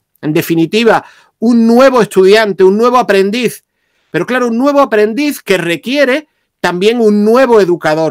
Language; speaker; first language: Spanish; native; Spanish